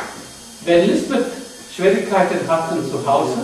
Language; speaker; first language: German; non-native, learner; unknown